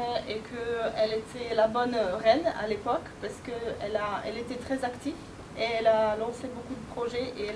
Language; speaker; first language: French; non-native, fluent; Ukrainian